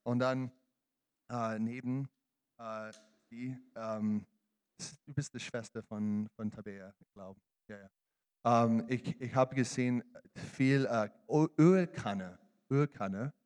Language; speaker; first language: German; non-native, learner; English